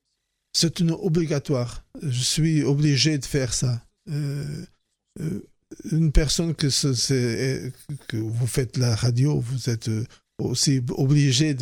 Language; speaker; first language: French; non-native, fluent; Portuguese